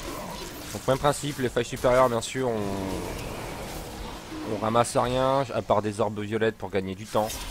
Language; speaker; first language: French; native; French